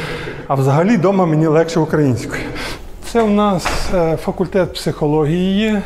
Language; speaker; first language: Ukrainian; native; Ukrainian